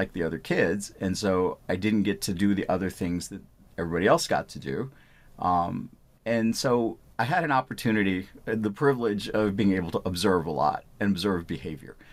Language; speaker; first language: English; early bilingual, other home language; Punjabi